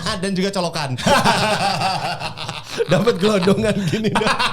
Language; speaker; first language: Indonesian; native; Indonesian